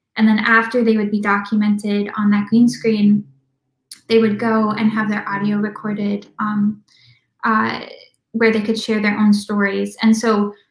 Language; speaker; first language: English; native; English